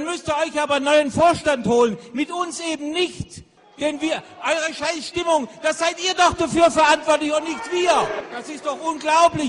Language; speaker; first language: German; native; German